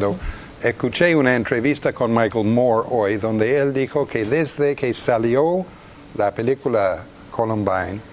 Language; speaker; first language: Spanish; non-native, fluent; English